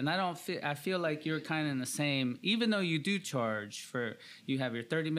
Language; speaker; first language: English; early bilingual, other home language; Spanish